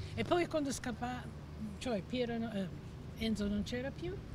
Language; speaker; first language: Italian; non-native, fluent; English